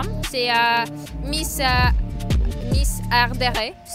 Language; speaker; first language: French; non-native, fluent; Ukrainian